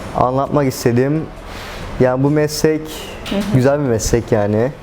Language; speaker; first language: Turkish; native; Turkish